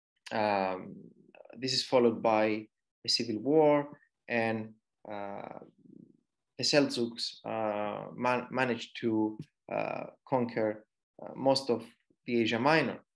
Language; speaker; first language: English; non-native, fluent; Greek